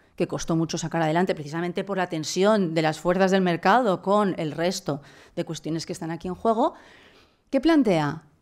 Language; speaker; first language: Spanish; non-native, local second language; Catalan